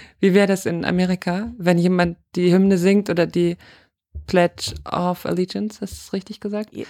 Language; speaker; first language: German; native; German